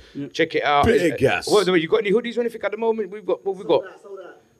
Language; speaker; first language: English; native; English